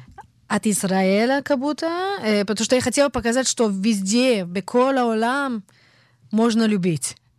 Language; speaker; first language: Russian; early bilingual, heritage; Hebrew